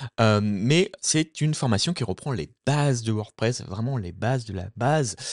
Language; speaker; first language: French; native; French